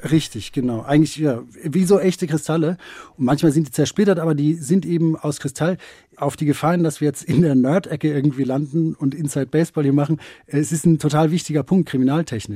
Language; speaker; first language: German; native; German